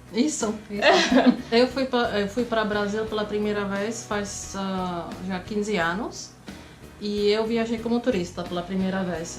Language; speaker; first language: Portuguese; non-native, fluent; Czech